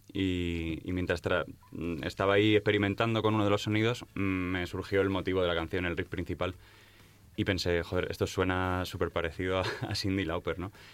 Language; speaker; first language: Spanish; native; Spanish